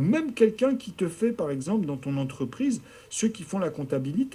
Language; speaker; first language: French; native; French